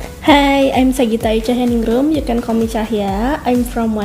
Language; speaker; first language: English; non-native, learner; Indonesian